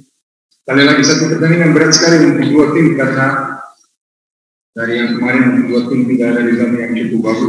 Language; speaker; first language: Indonesian; non-native, fluent; Serbian